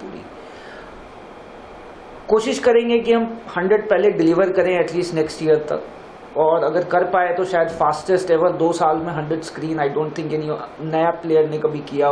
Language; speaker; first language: Hindi; native; Hindi